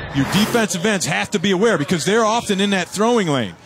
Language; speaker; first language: English; native; English